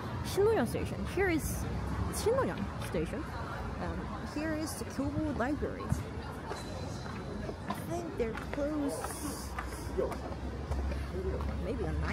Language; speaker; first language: English; non-native, learner; Korean